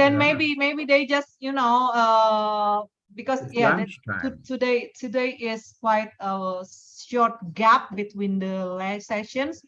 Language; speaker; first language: English; non-native, fluent; Indonesian